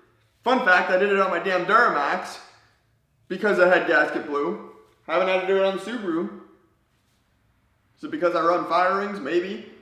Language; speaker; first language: English; native; English